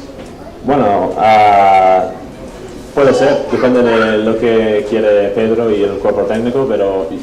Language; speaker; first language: Spanish; non-native, fluent; English